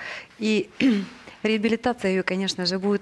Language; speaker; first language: Russian; native; Russian